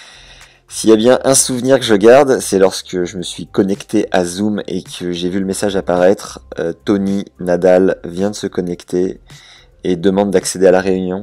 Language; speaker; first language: French; native; French